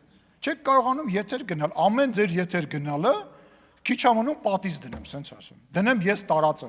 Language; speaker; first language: Armenian; native; Armenian